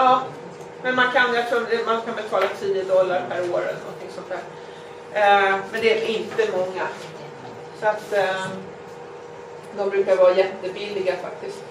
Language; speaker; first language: Swedish; native; Swedish